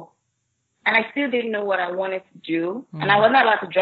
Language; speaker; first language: English; non-native, local second language; Igbo